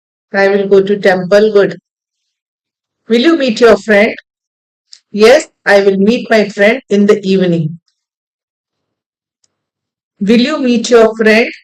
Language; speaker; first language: English; non-native, local second language; Hindi